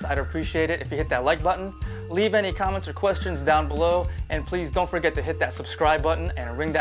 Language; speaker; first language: English; native; English